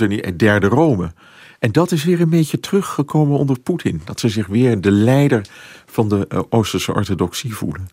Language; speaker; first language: Dutch; native; Dutch